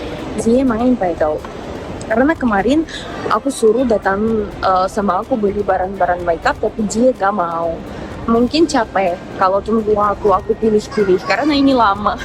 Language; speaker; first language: Indonesian; non-native, learner; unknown